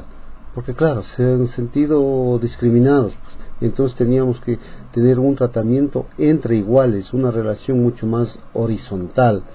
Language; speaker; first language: Spanish; native; Spanish